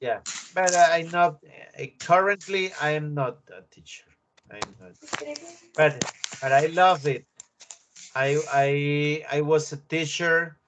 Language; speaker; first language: English; non-native, learner; Spanish